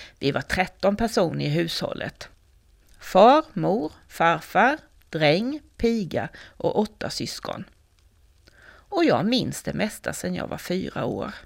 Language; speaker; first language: Swedish; native; Swedish